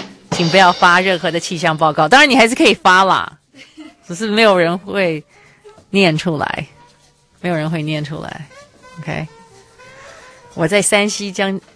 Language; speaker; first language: Chinese; native; Chinese